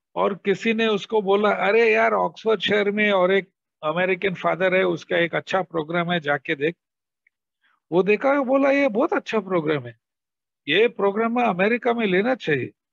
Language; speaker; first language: Hindi; non-native, local second language; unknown